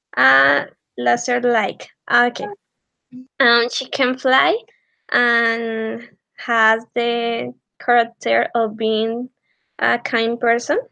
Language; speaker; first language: English; non-native, learner; Spanish